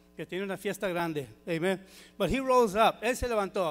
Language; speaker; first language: Spanish; early bilingual, heritage; Spanish